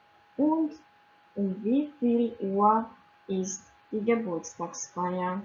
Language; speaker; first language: German; non-native, fluent; Croatian